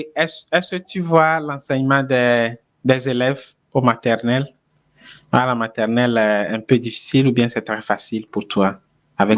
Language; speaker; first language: French; non-native, fluent; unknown